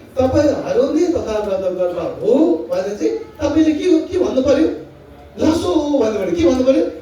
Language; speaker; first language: Nepali; non-native, local second language; Tibetan